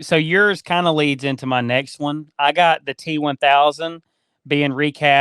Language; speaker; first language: English; native; English